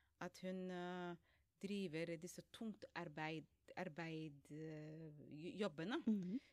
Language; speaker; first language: Norwegian; non-native, fluent; Somali